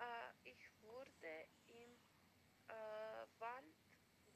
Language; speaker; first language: German; non-native, learner; Macedonian